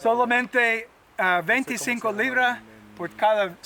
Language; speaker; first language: Spanish; non-native, learner; English